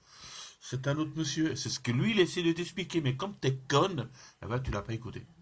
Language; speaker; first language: French; native; French